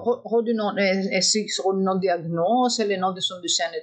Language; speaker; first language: Swedish; non-native, fluent; Greek